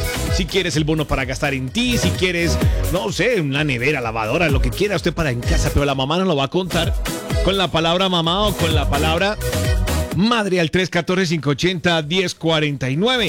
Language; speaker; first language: Spanish; native; Spanish